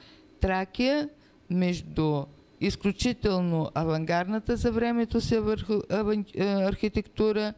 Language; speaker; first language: Bulgarian; native; Bulgarian